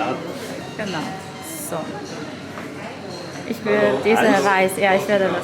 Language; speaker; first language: German; non-native, fluent; Korean